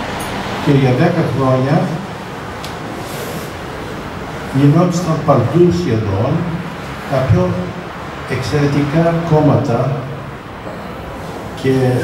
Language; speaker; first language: Greek; early bilingual, heritage; Greek